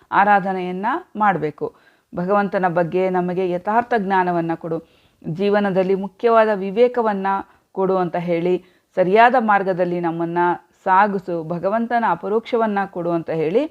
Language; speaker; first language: Kannada; native; Kannada